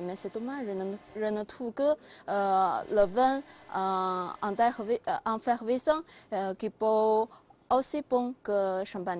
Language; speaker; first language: French; non-native, learner; Chinese